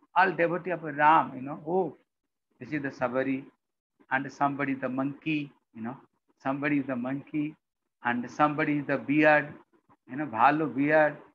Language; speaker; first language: English; non-native, local second language; Odia